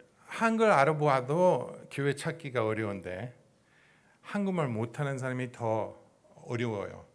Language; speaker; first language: Korean; non-native, fluent; English